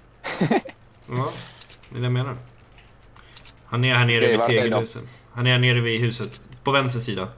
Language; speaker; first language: Swedish; native; Swedish